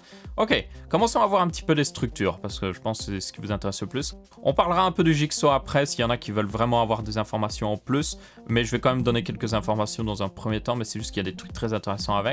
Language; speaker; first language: French; native; French